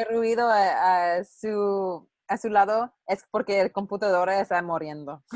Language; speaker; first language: Spanish; non-native, learner; English